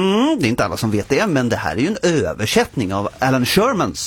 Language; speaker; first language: Swedish; native; Swedish